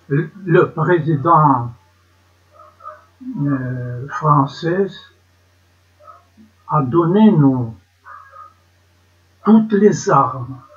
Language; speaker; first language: French; non-native, learner; Ukrainian